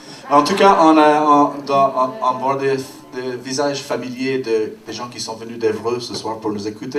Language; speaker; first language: French; non-native, fluent; English